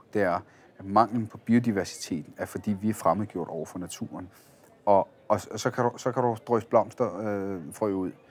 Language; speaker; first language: Danish; early bilingual, other home language; Italian